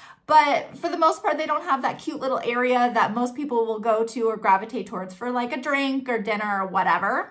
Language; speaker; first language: English; native; English